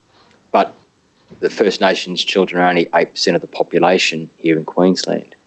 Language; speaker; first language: English; native; English